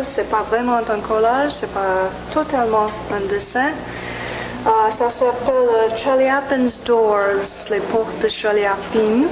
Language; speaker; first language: French; non-native, fluent; English